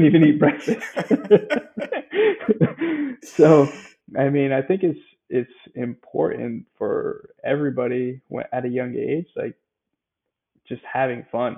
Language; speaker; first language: English; native; English